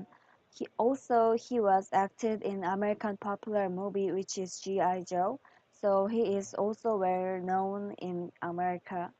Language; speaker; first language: English; non-native, learner; Korean